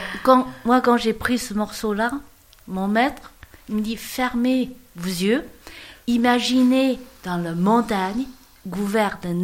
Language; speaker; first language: French; non-native, learner; Chinese